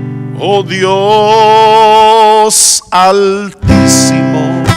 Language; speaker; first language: Spanish; non-native, local second language; English